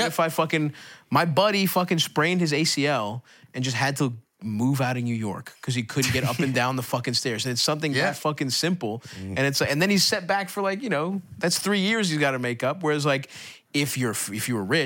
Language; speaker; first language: English; native; English